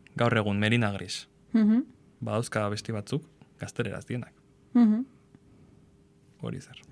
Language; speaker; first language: Basque; non-native, local second language; Spanish